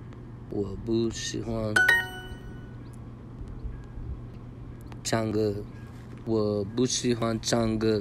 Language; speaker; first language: Chinese; non-native, learner; English